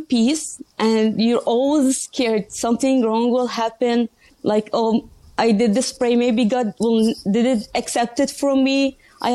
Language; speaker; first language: English; non-native, learner; Arabic